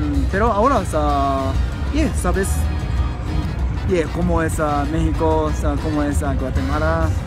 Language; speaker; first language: Spanish; non-native, learner; Japanese